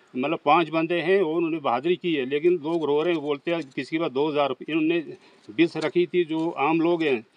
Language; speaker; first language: Hindi; native; Hindi